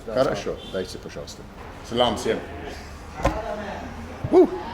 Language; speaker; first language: Russian; non-native, learner; English